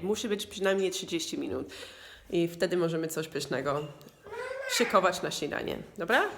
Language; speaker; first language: Polish; non-native, learner; English